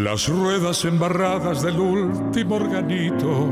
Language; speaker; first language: Spanish; native; Spanish